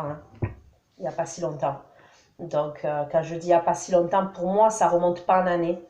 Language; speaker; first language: French; native; French